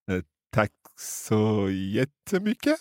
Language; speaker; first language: Swedish; non-native, learner; English